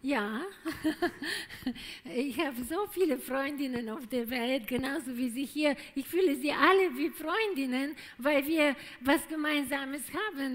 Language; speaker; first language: German; non-native, fluent; Bulgarian